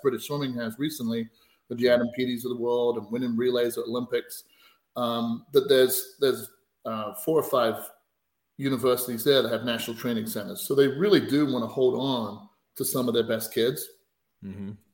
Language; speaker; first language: English; native; English